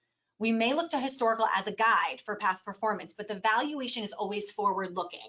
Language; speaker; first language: English; native; English